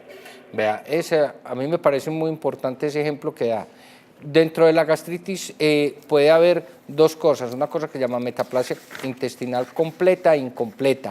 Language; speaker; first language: Spanish; native; Spanish